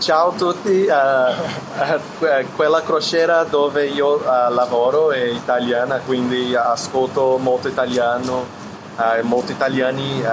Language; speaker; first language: Italian; non-native, learner; Portuguese